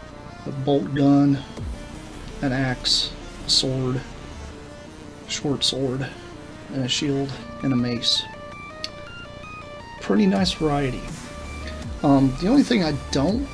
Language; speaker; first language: English; native; English